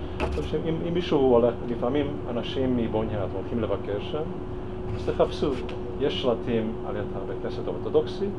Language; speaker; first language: Hebrew; non-native, fluent; Hungarian